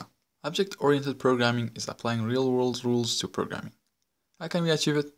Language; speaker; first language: English; non-native, fluent; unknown